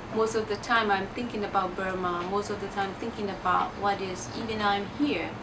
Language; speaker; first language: English; non-native, learner; Burmese